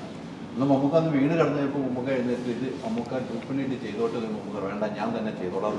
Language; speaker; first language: Malayalam; native; Malayalam